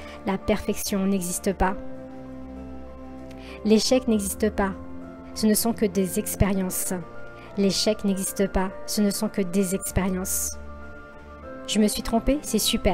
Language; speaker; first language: French; native; French